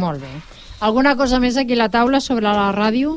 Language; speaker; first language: Catalan; native; Catalan